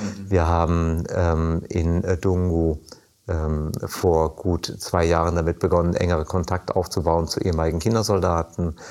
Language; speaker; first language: German; native; German